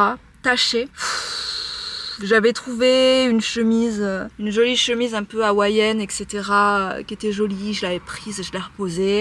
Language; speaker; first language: French; native; French